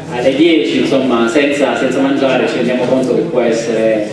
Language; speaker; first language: Italian; native; Italian